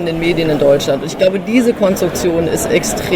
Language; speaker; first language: German; native; German